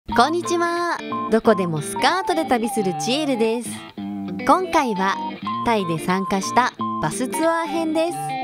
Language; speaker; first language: Japanese; native; Japanese